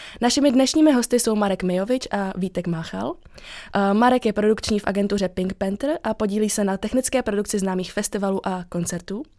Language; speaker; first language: Czech; native; Czech